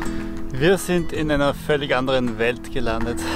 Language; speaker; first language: German; native; German